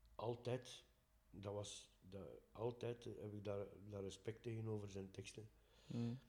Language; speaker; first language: Dutch; native; Dutch